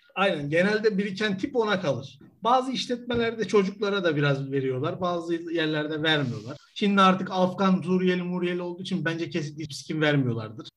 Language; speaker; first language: Turkish; native; Turkish